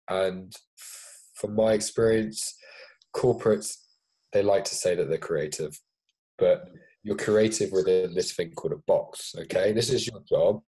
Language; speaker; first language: English; native; English